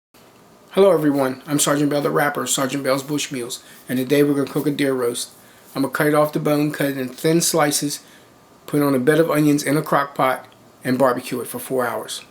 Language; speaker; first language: English; native; English